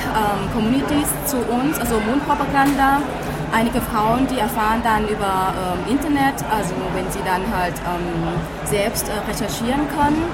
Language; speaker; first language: German; non-native, fluent; Thai